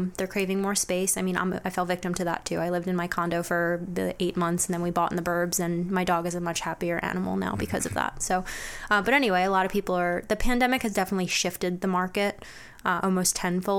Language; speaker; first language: English; native; English